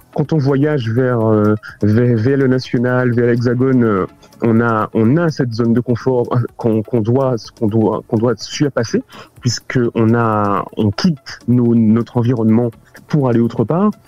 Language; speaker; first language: French; native; French